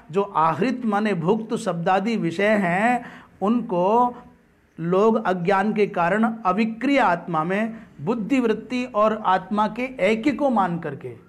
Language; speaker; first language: Hindi; native; Hindi